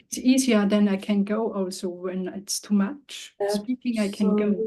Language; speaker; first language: English; non-native, learner; German